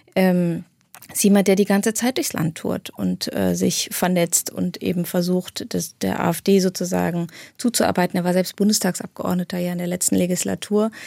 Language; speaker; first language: German; native; German